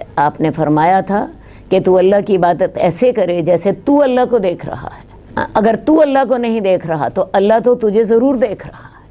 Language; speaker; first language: Urdu; non-native, local second language; Punjabi